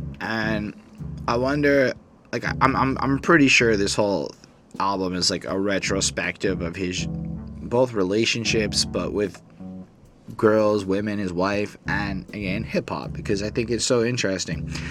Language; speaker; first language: English; native; English